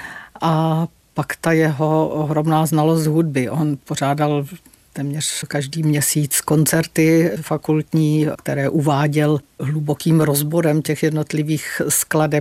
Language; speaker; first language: Czech; native; Czech